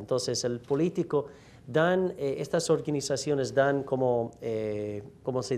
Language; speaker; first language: Spanish; non-native, fluent; English